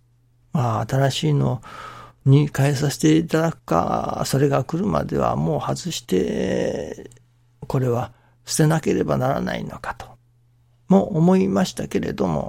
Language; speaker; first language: Japanese; native; Japanese